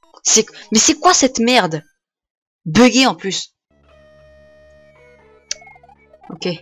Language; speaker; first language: French; native; French